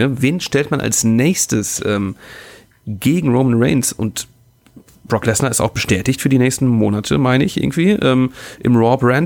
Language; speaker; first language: German; native; German